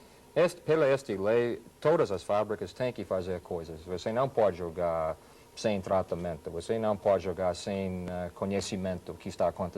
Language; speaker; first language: Portuguese; non-native, fluent; English